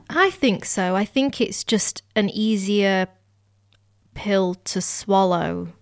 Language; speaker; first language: English; native; English